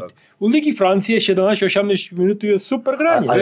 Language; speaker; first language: Polish; non-native, learner; Serbian